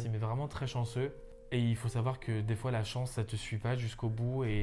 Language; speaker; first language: French; native; French